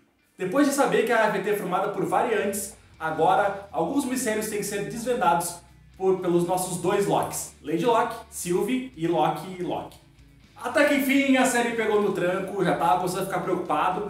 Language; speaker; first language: Portuguese; native; Portuguese